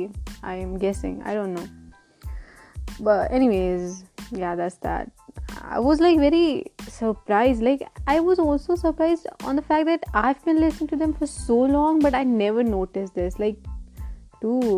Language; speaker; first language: English; non-native, local second language; Hindi